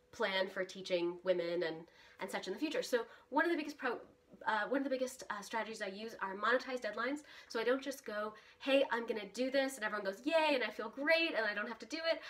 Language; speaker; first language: English; early bilingual, other home language; Russian